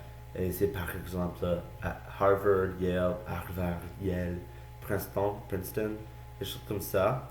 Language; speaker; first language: French; non-native, learner; English